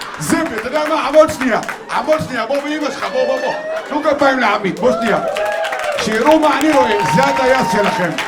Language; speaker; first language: Hebrew; non-native, local second language; Arabic